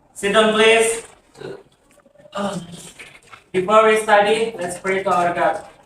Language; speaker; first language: English; non-native, learner; Indonesian